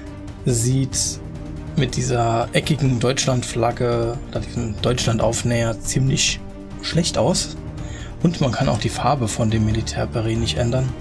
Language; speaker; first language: German; native; German